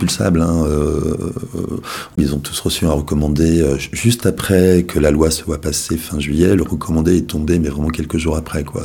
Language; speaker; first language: French; native; French